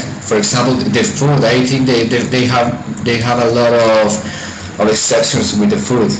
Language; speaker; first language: English; non-native, fluent; Spanish